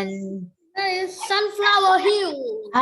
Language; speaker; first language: English; non-native, learner; Vietnamese